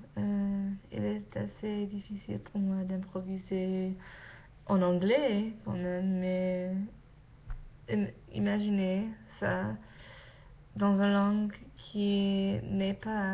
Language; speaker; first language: French; non-native, learner; English